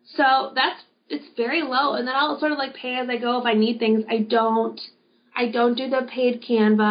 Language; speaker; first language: English; native; English